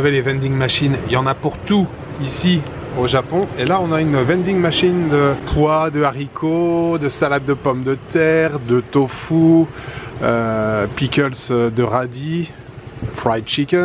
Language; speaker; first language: French; native; French